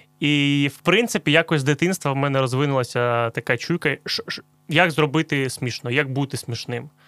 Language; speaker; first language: Ukrainian; non-native, local second language; Russian